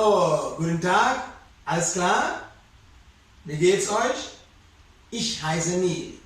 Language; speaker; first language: German; non-native, fluent; Sinhala